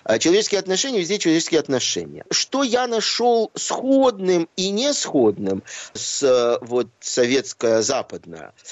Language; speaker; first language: Russian; native; Russian